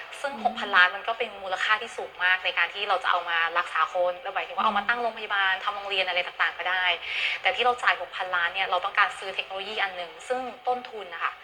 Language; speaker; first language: Thai; native; Thai